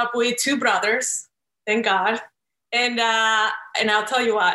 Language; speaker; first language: English; non-native, fluent; Spanish